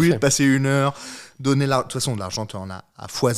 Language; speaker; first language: French; native; French